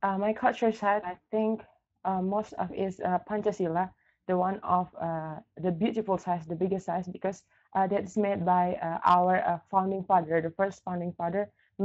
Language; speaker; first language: English; non-native, learner; Indonesian